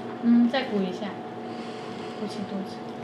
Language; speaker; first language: Chinese; native; Chinese